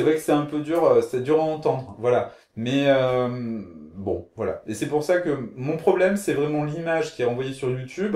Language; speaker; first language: French; native; French